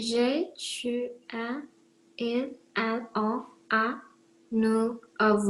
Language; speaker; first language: French; non-native, learner; Chinese